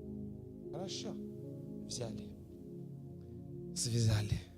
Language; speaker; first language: Russian; non-native, fluent; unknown